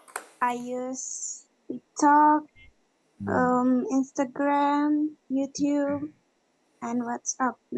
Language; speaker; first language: English; non-native, learner; Indonesian